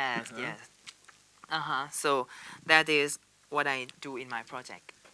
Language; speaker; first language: English; non-native, learner; Thai